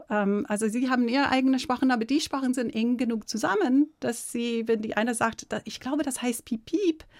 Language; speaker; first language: German; non-native, fluent; English